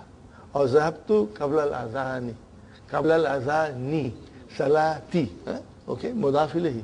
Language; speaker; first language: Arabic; non-native, fluent; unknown